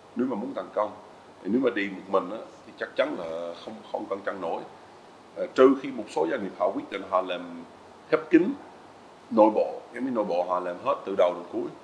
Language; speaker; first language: Vietnamese; non-native, fluent; Dutch